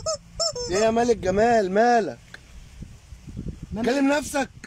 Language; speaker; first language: Arabic; native; Arabic